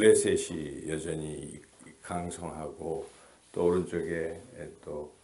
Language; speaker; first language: Korean; native; Korean